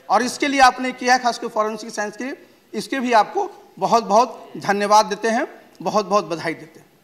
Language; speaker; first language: Hindi; native; Hindi